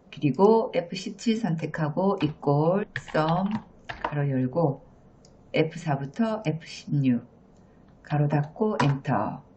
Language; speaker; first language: Korean; native; Korean